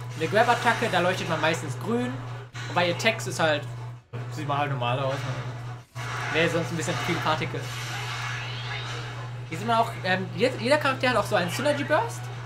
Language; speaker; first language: German; native; German